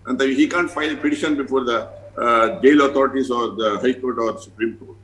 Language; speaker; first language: English; non-native, local second language; Kannada